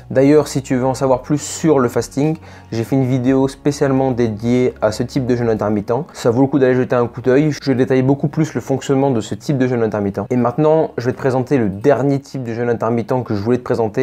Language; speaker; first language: French; native; French